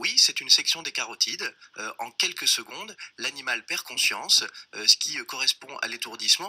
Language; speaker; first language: French; native; French